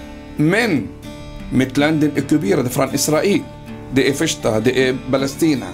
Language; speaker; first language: Swedish; non-native, learner; Arabic